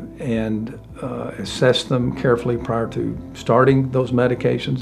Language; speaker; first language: English; native; English